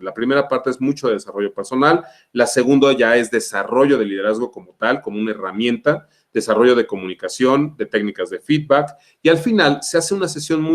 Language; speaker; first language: Spanish; native; Spanish